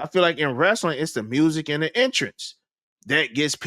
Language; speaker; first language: English; native; English